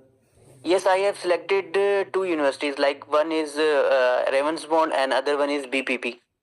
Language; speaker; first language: English; non-native, learner; Urdu